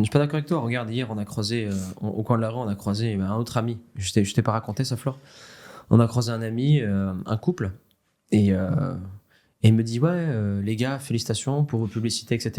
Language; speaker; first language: French; native; French